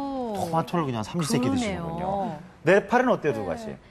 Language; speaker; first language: Korean; native; Korean